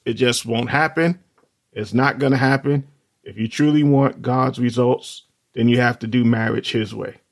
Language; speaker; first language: English; native; English